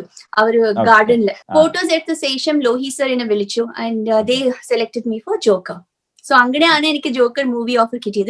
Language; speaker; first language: Malayalam; non-native, learner; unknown